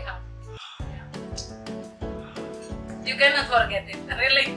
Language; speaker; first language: English; non-native, learner; Indonesian